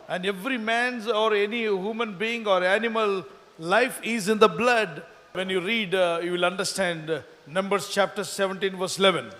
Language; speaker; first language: English; non-native, local second language; Telugu